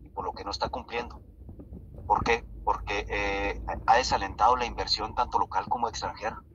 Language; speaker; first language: Spanish; native; Spanish